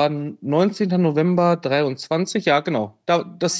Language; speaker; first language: German; native; German